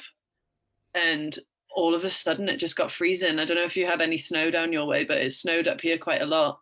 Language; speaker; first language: English; native; English